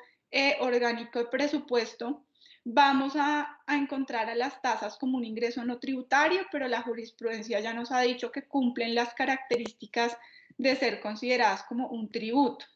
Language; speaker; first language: Spanish; native; Spanish